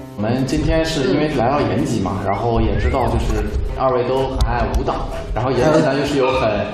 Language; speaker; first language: Chinese; native; Chinese